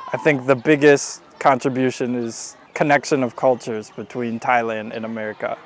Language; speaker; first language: English; native; English